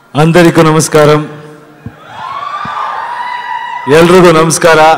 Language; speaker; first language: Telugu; non-native, learner; Kannada